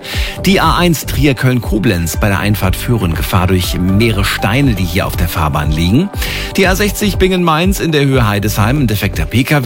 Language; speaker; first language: German; native; German